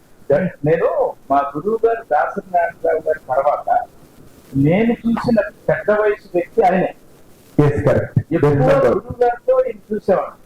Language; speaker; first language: Telugu; native; Telugu